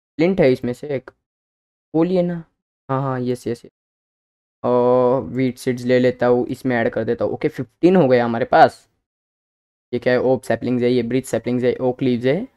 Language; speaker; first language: Hindi; native; Hindi